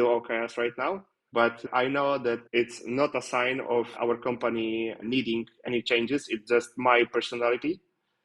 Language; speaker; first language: English; non-native, fluent; Polish